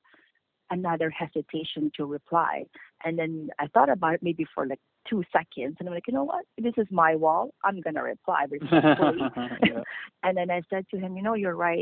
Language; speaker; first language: English; non-native, local second language; Filipino